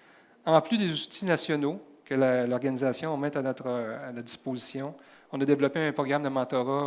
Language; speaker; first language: French; native; French